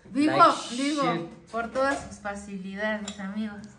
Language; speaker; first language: Spanish; native; Spanish